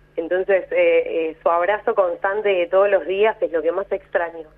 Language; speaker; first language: Spanish; native; Spanish